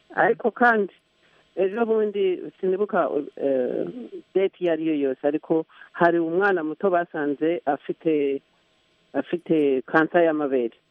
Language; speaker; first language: Kinyarwanda; early bilingual, heritage; Kinyarwanda